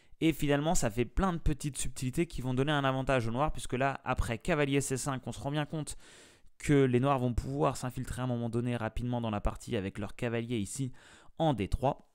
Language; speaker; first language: French; native; French